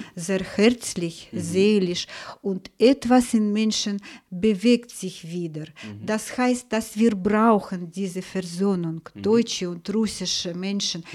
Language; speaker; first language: German; non-native, fluent; Russian